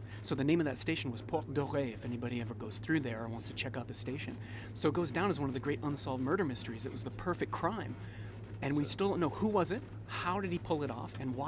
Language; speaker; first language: English; native; English